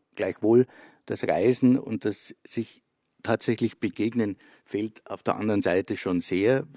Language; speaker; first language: German; native; German